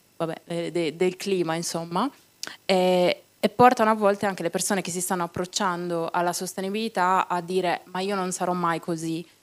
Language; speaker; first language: Italian; native; Italian